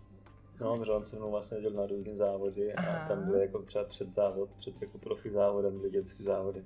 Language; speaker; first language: Czech; native; Czech